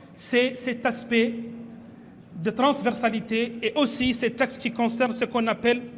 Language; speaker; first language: French; non-native, local second language; Arabic